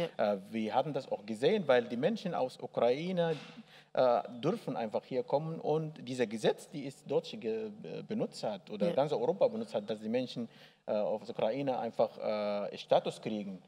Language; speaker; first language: German; non-native, learner; Arabic